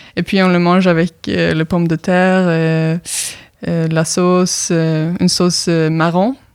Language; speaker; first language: French; non-native, fluent; Norwegian